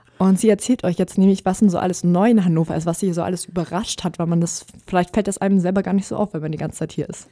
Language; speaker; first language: German; native; German